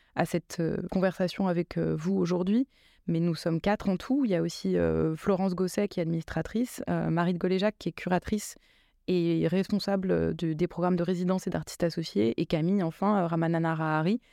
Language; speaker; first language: French; native; French